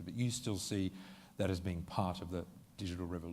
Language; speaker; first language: English; native; English